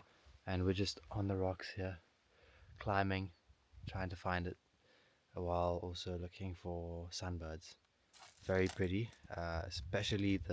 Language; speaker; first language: English; native; English